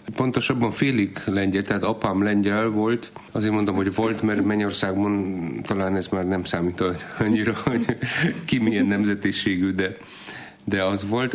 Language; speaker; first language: Hungarian; non-native, fluent; Polish